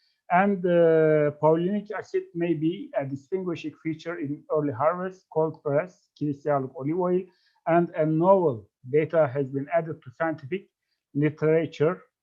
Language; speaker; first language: English; non-native, fluent; Turkish